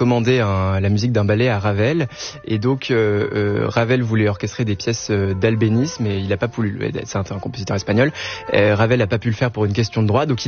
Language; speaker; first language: French; native; French